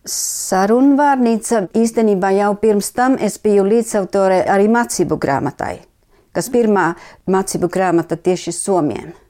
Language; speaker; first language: Latvian; non-native, fluent; Finnish